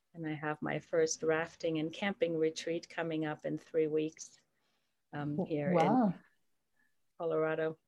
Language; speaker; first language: English; non-native, fluent; German